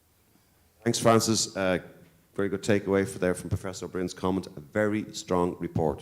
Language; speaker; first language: English; native; English